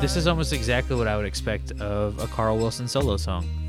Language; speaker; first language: English; native; English